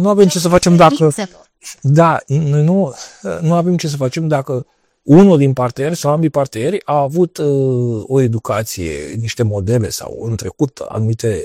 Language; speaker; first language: Romanian; native; Romanian